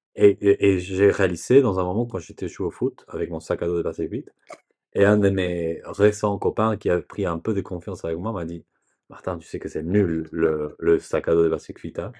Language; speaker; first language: French; non-native, learner; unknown